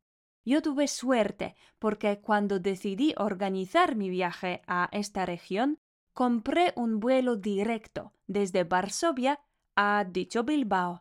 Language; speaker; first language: Spanish; non-native, fluent; Polish